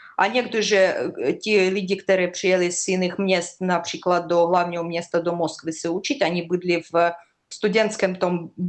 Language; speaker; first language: Czech; non-native, learner; Russian